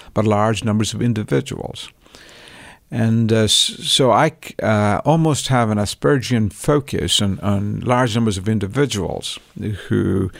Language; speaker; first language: English; non-native, local second language; Tamil